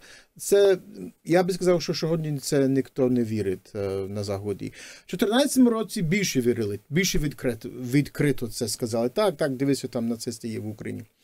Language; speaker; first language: Ukrainian; early bilingual, heritage; Ukrainian